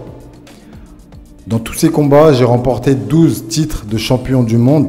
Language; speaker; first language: French; early bilingual, other home language; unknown